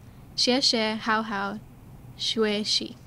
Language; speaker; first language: Chinese; non-native, learner; English